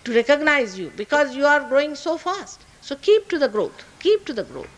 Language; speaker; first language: English; non-native, local second language; Marathi